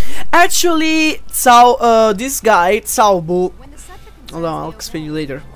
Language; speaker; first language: English; non-native, fluent; Italian